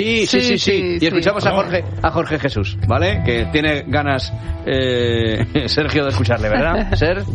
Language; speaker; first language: Spanish; native; Spanish